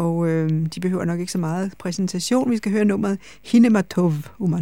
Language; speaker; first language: Danish; native; Danish